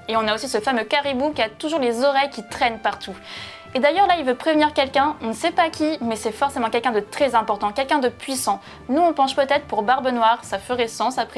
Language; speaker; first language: French; native; French